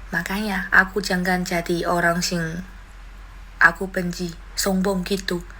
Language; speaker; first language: Indonesian; non-native, fluent; Chinese